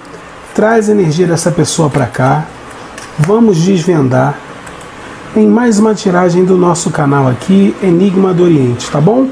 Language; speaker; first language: Portuguese; native; Portuguese